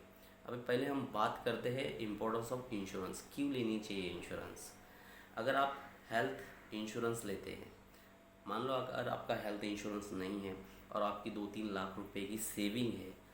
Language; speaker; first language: Hindi; non-native, local second language; Marathi